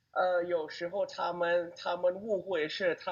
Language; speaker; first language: Chinese; non-native, fluent; Thai